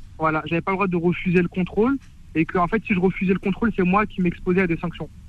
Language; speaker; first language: French; native; French